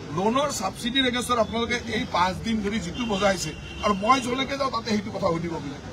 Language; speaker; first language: Assamese; native; Assamese